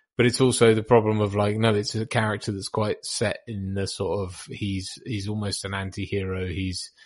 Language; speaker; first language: English; native; English